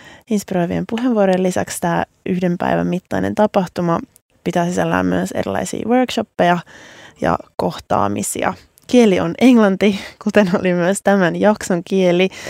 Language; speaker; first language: Finnish; native; Finnish